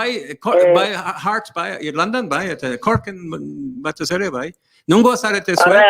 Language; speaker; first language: Basque; non-native, learner; English